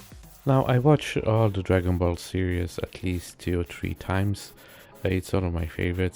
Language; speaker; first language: English; non-native, fluent; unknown